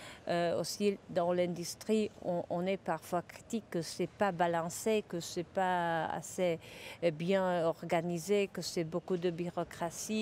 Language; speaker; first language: French; non-native, fluent; Czech